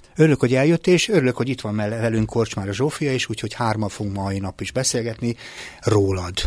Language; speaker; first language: Hungarian; native; Hungarian